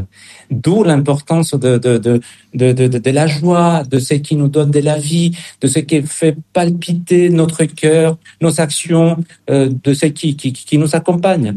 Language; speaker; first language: French; non-native, fluent; Spanish